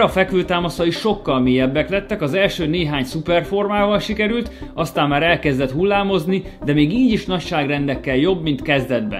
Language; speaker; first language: Hungarian; native; Hungarian